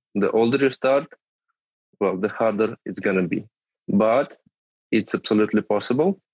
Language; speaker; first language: English; non-native, fluent; Russian